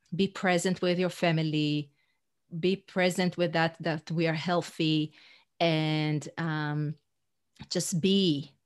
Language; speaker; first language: English; non-native, fluent; Hebrew